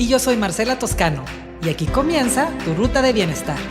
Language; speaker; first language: Spanish; native; Spanish